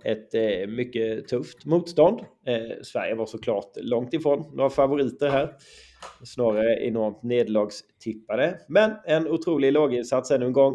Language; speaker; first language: Swedish; native; Swedish